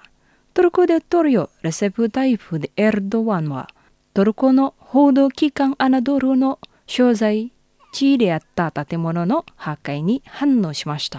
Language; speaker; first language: Japanese; non-native, fluent; Indonesian